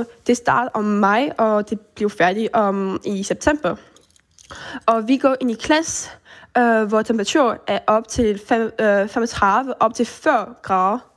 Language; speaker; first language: Danish; early bilingual, heritage; French